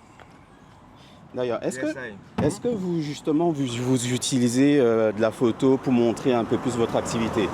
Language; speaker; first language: French; native; French